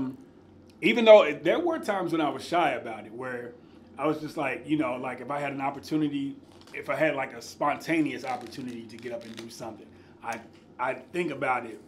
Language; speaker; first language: English; native; English